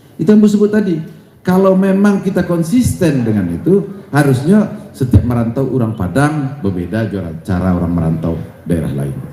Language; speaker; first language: Indonesian; non-native, local second language; Minangkabau